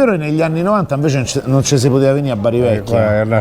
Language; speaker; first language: Italian; native; Italian